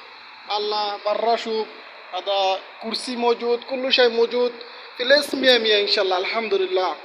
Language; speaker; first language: Arabic; non-native, learner; Bangla